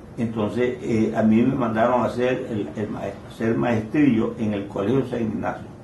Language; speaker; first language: Spanish; native; Spanish